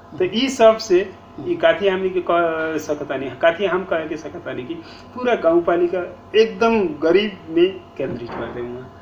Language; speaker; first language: Bhojpuri; non-native, local second language; Nepali